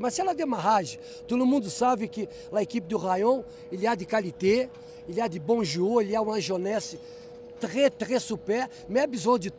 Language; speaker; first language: French; non-native, fluent; Portuguese